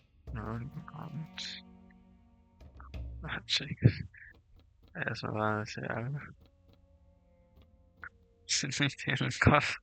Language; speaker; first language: Spanish; non-native, learner; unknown